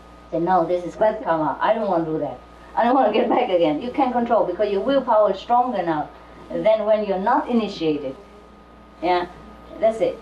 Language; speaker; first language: English; non-native, fluent; Vietnamese